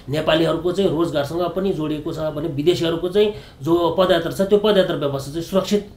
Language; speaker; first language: Nepali; non-native, local second language; Sherpa